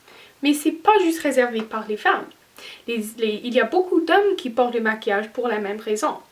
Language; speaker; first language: French; non-native, learner; English